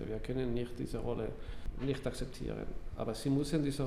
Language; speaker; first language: German; non-native, learner; English